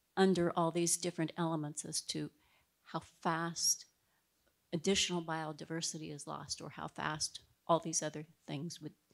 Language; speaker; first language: English; native; English